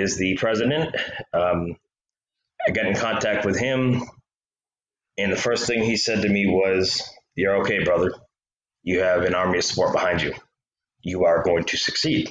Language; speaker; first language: English; native; English